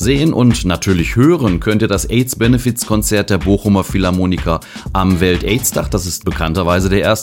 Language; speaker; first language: German; native; German